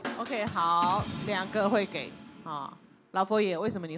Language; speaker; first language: Chinese; native; Chinese